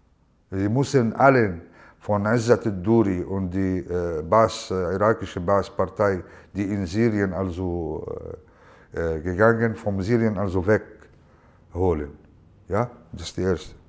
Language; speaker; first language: German; non-native, learner; Arabic